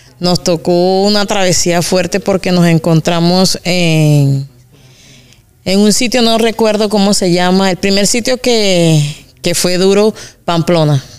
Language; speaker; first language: Spanish; native; Spanish